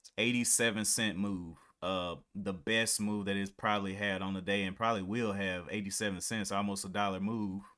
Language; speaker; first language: English; native; English